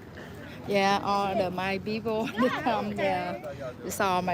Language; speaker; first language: English; early bilingual, other home language; Vietnamese